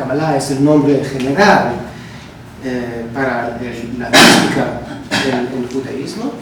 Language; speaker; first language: Spanish; non-native, learner; Hebrew